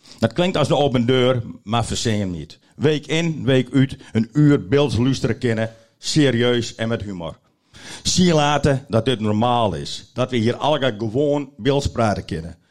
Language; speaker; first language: Dutch; non-native, local second language; Western Frisian